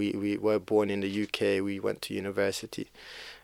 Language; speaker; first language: English; native; English